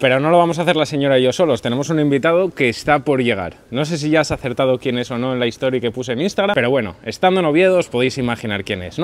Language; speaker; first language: Spanish; native; Spanish